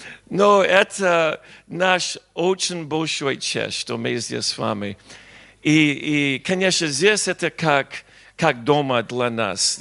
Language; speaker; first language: Russian; non-native, learner; English